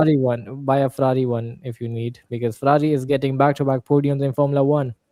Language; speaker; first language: English; non-native, fluent; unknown